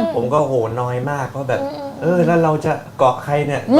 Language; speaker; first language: Thai; native; Thai